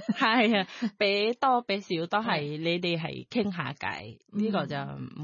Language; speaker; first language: Cantonese; non-native, learner; Thai